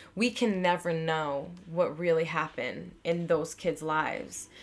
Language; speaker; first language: English; native; English